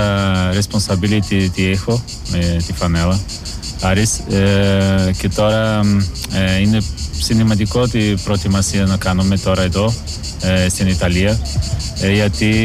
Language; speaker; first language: Greek; non-native, learner; Portuguese